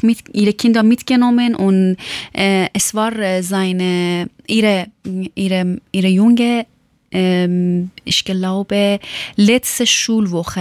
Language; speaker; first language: German; non-native, learner; Persian